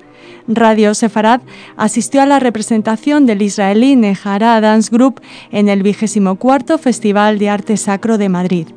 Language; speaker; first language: Spanish; native; Spanish